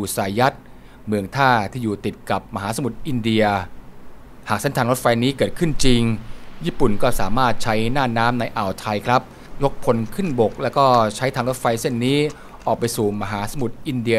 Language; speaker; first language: Thai; native; Thai